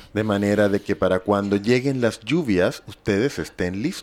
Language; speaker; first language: Spanish; native; Spanish